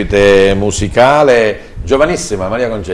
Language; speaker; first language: Italian; native; Italian